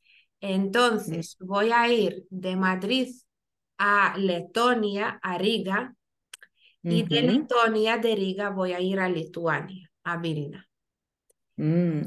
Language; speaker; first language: Spanish; non-native, fluent; Lithuanian